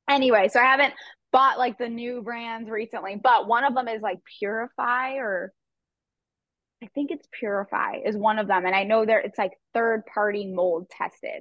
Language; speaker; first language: English; native; English